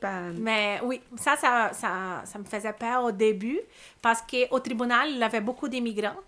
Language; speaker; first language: French; non-native, learner; Portuguese